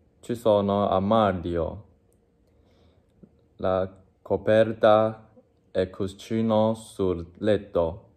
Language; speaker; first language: Italian; non-native, learner; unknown